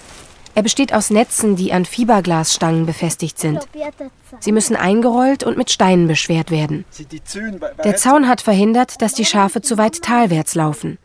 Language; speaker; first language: German; native; German